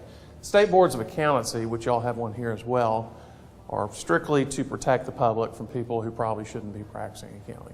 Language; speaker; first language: English; native; English